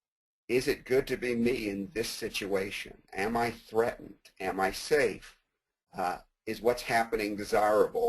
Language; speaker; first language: English; native; English